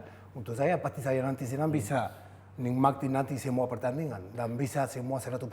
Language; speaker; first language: Indonesian; non-native, fluent; Spanish